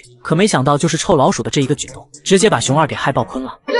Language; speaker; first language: Chinese; native; Chinese